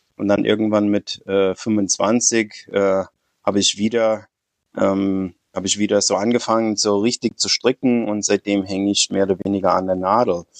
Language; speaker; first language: German; non-native, fluent; English